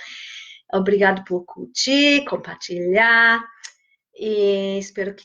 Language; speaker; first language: Portuguese; non-native, fluent; English